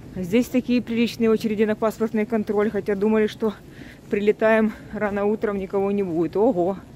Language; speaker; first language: Russian; native; Russian